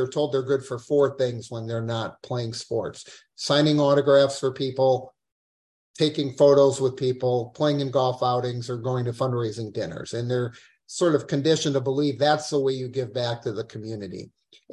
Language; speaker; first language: English; native; English